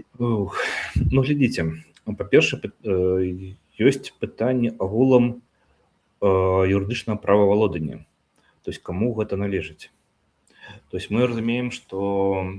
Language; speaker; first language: Belarusian; non-native, local second language; Russian